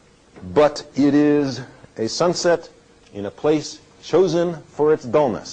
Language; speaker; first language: English; native; English